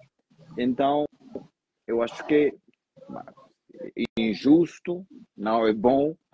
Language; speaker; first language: Portuguese; non-native, fluent; Spanish